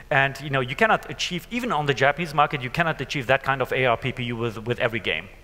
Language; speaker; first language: English; non-native, fluent; German